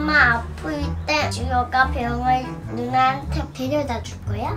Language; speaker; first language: Korean; early bilingual, other home language; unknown